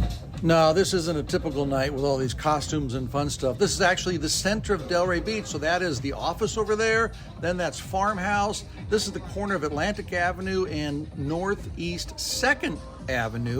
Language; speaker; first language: English; native; English